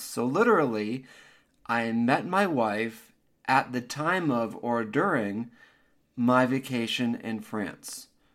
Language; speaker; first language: English; native; English